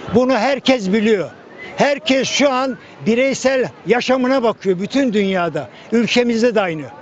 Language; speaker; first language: Turkish; native; Turkish